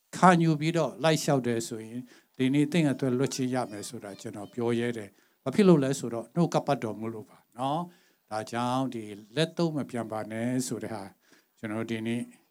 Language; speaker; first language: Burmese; non-native, local second language; Tedim Chin